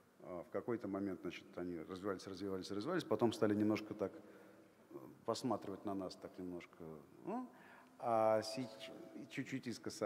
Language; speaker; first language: Russian; native; Russian